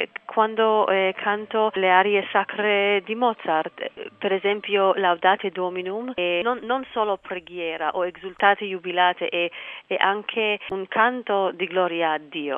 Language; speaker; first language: Italian; non-native, fluent; Hebrew